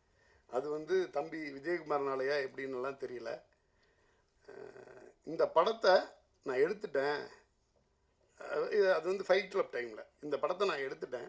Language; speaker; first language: Tamil; native; Tamil